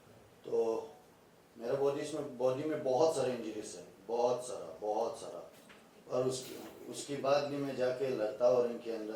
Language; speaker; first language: Hindi; non-native, fluent; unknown